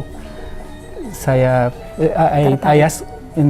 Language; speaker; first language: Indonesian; non-native, learner; Spanish